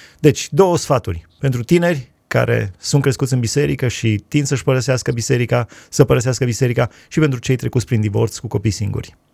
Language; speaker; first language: Romanian; native; Romanian